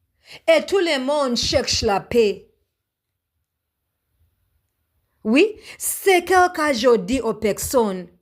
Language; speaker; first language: French; non-native, learner; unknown